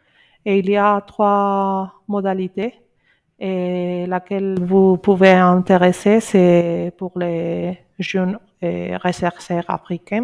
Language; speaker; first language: French; non-native, learner; Spanish